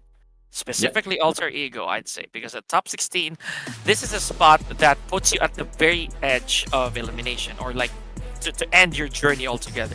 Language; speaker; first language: English; non-native, local second language; Filipino